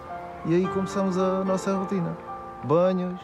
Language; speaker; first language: Portuguese; native; Portuguese